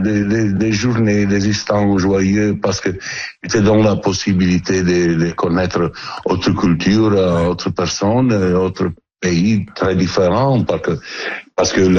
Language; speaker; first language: French; non-native, learner; Italian